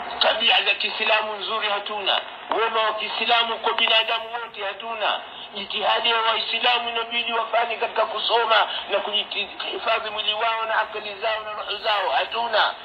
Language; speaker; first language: Swahili; native; Swahili